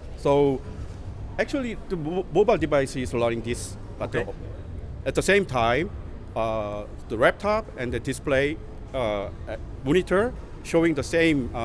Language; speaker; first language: English; non-native, learner; Korean